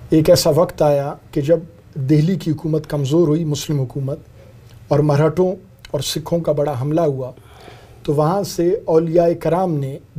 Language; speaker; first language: Urdu; non-native, local second language; Brahui